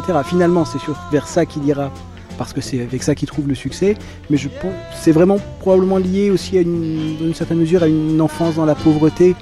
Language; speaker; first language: French; native; French